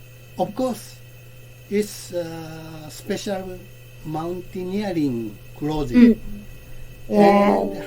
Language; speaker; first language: English; non-native, learner; Japanese